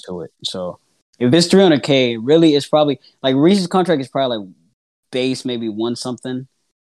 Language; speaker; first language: English; non-native, local second language; Akan